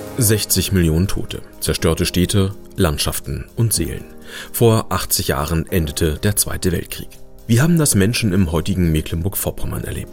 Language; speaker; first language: German; native; German